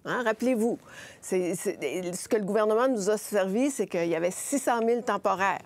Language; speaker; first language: French; native; French